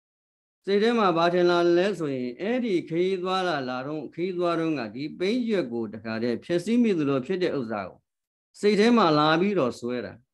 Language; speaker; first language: Burmese; native; Burmese